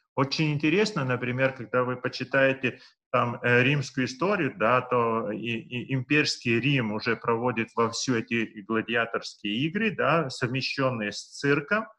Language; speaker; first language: Russian; non-native, local second language; Lithuanian